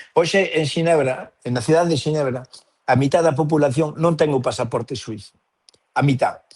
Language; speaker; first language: Galician; native; Galician